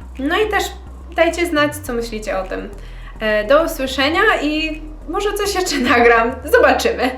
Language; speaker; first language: Polish; early bilingual, heritage; Polish